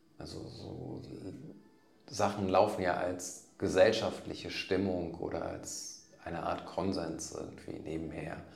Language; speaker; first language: German; native; German